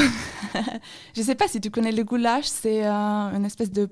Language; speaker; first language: French; non-native, fluent; German